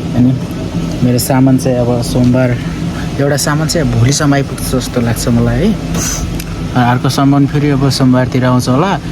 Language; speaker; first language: Nepali; native; Nepali